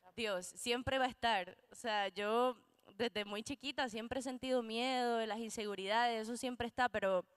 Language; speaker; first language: Spanish; native; Spanish